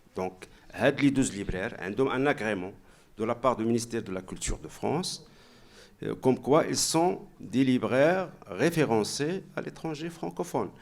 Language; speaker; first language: French; non-native, local second language; Arabic